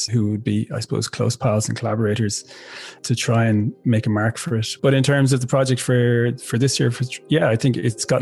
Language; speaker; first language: English; native; English